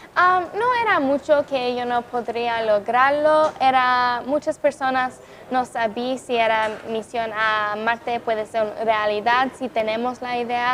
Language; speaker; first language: Spanish; non-native, fluent; English